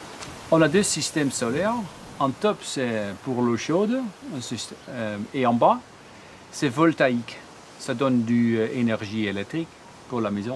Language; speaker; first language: French; non-native, learner; Dutch